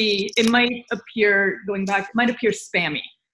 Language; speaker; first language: English; early bilingual, other home language; Romanian